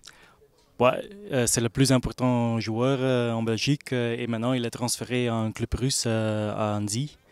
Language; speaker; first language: French; non-native, local second language; Dutch